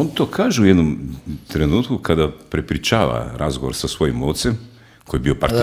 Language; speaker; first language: Croatian; native; Croatian